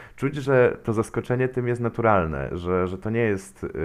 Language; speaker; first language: Polish; native; Polish